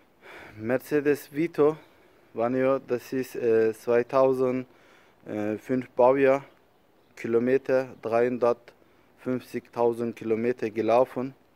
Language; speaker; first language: German; non-native, learner; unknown